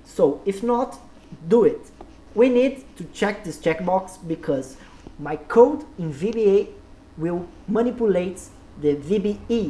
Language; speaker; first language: English; non-native, learner; Portuguese